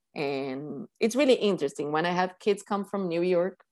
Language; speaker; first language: English; non-native, fluent; Portuguese